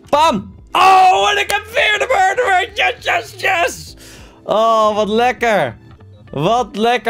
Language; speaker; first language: Dutch; native; Dutch